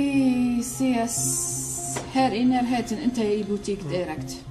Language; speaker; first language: Swedish; non-native, learner; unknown